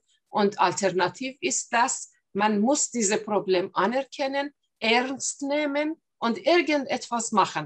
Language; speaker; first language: German; non-native, fluent; Persian